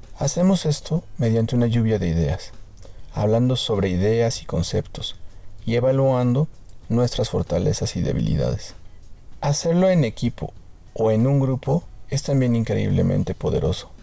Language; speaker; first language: Spanish; native; Spanish